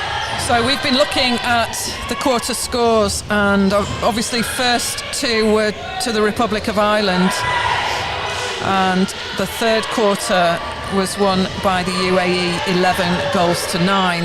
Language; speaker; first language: English; native; English